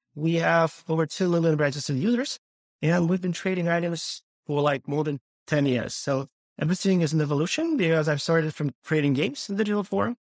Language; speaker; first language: English; non-native, fluent; Ukrainian